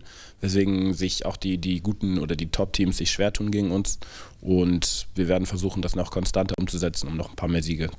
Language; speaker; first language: German; native; German